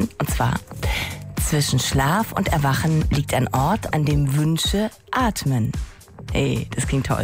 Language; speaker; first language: German; native; German